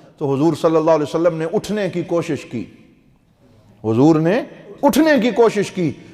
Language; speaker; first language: Urdu; non-native, local second language; Punjabi